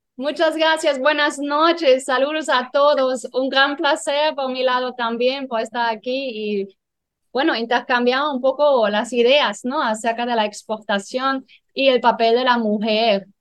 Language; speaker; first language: Spanish; non-native, fluent; German